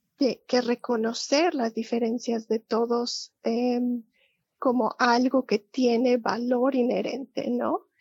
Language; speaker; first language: Spanish; native; Spanish